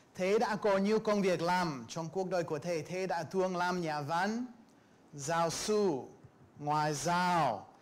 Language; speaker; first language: Vietnamese; non-native, learner; English